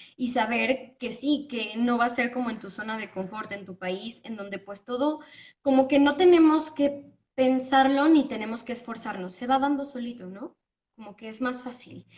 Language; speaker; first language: Spanish; native; Spanish